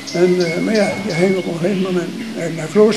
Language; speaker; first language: Dutch; native; Dutch